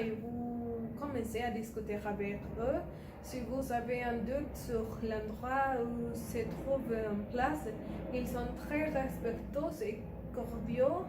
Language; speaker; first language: French; non-native, learner; Spanish